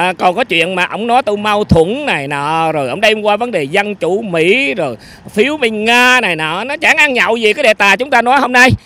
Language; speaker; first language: Vietnamese; native; Vietnamese